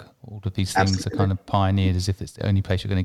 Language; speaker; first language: English; native; English